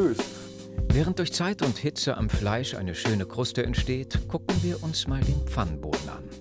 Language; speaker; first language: German; native; German